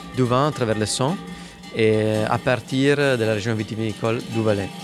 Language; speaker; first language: French; non-native, fluent; Italian